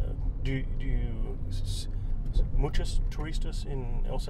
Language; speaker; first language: Spanish; non-native, learner; English